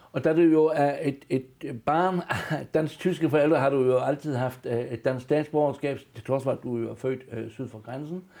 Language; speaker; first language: Danish; native; Danish